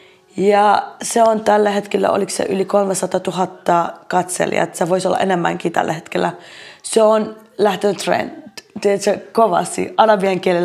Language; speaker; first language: Finnish; non-native, fluent; Arabic